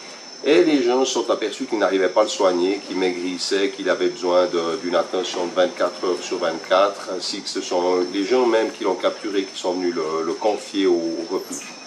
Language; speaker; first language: French; native; French